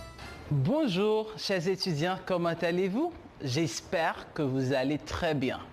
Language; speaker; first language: French; non-native, fluent; Spanish